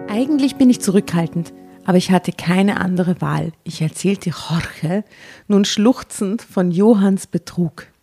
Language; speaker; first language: German; native; German